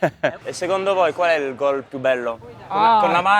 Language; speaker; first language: Italian; non-native, learner; English